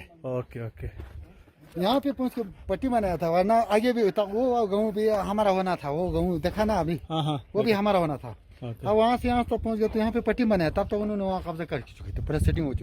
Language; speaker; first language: Hindi; non-native, local second language; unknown